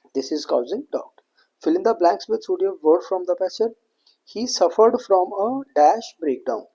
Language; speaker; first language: English; non-native, local second language; Punjabi